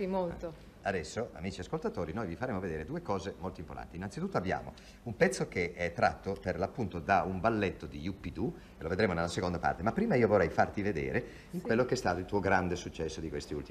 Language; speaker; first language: Italian; native; Italian